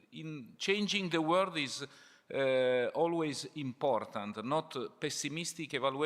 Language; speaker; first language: English; non-native, fluent; Italian